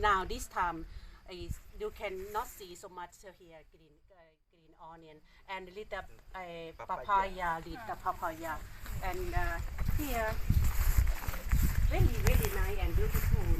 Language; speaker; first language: English; non-native, learner; Thai